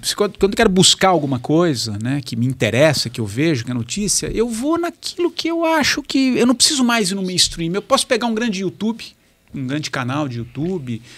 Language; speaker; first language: Portuguese; native; Portuguese